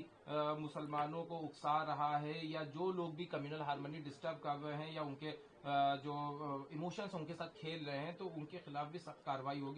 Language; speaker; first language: Hindi; native; Hindi